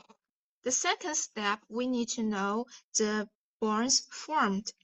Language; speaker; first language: English; non-native, fluent; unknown